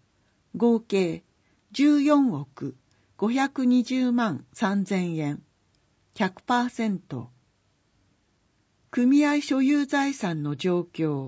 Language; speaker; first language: Japanese; native; Japanese